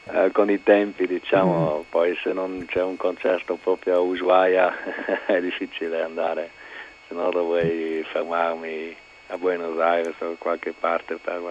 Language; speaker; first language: Italian; non-native, local second language; German